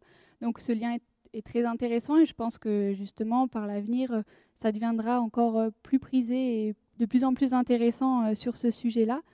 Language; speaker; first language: French; native; French